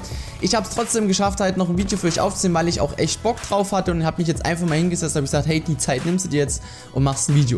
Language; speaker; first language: German; native; German